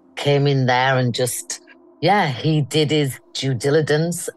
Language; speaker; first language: English; native; English